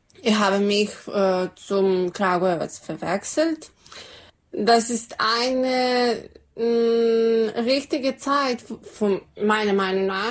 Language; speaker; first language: German; non-native, learner; Serbian